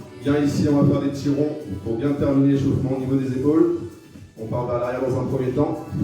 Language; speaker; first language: French; native; French